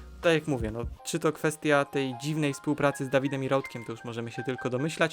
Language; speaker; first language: Polish; native; Polish